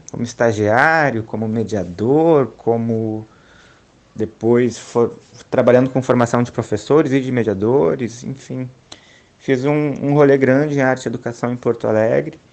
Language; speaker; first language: Portuguese; native; Portuguese